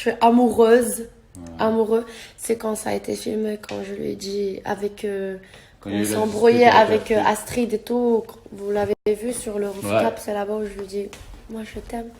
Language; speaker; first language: French; native; French